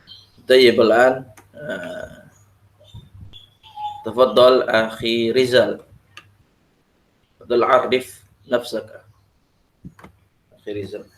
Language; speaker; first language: Arabic; non-native, fluent; Indonesian